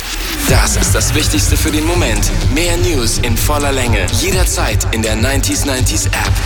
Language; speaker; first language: German; native; German